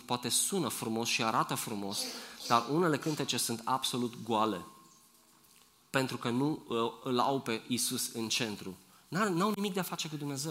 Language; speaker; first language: Romanian; native; Romanian